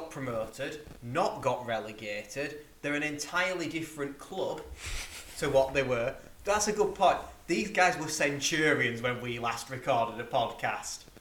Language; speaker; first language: English; native; English